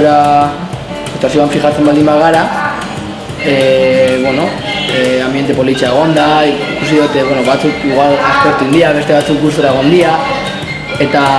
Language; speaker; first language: Basque; native; Basque